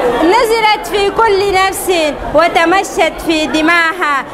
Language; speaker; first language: Arabic; non-native, learner; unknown